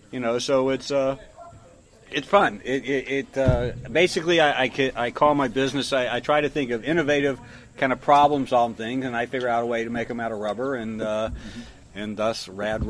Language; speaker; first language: English; native; English